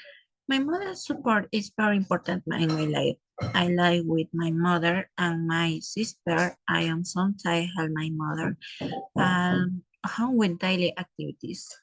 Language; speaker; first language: English; non-native, learner; Spanish